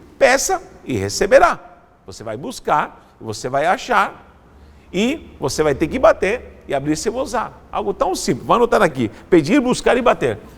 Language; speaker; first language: Portuguese; non-native, fluent; Spanish